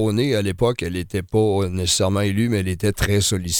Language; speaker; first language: French; native; French